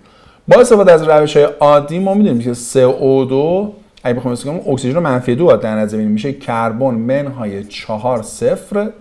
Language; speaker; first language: Persian; native; Persian